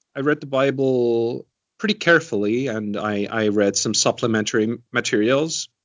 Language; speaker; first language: English; non-native, fluent; Estonian